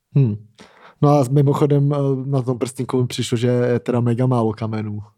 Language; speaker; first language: Czech; native; Czech